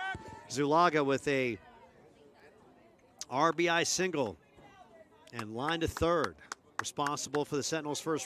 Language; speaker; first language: English; native; English